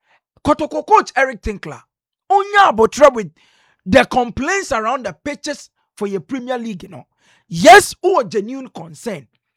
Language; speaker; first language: English; non-native, local second language; Akan